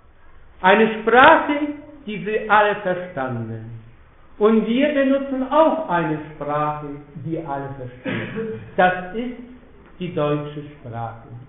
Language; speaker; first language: German; non-native, fluent; Polish